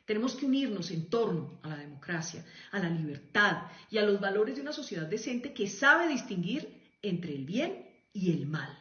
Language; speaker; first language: Spanish; native; Spanish